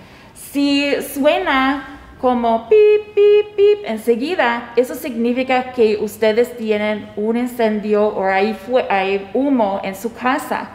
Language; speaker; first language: Spanish; early bilingual, heritage; Spanish